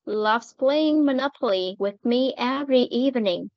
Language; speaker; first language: English; non-native, fluent; Vietnamese